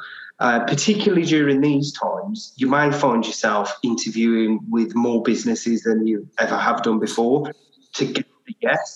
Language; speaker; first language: English; native; English